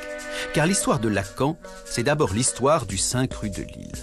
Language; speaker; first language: French; native; French